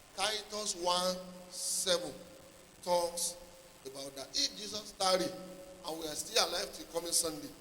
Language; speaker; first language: English; non-native, local second language; Yoruba